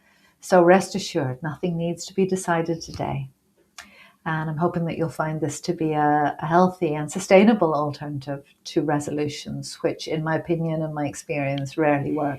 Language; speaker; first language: English; native; English